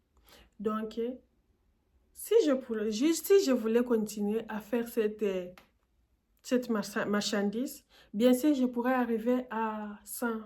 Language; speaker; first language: French; non-native, fluent; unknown